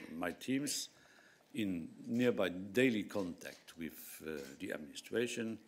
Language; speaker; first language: English; non-native, fluent; Luxembourgish